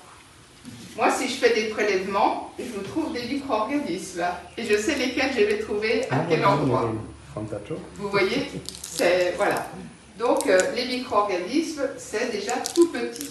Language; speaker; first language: French; native; French